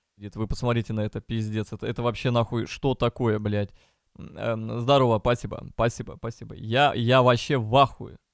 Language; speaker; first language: Russian; native; Russian